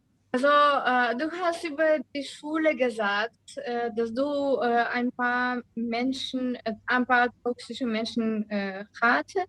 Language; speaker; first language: German; non-native, learner; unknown